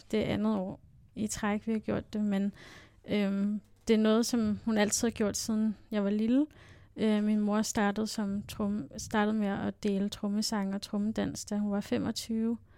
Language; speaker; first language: Danish; native; Danish